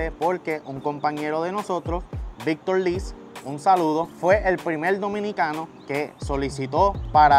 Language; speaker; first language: Spanish; native; Spanish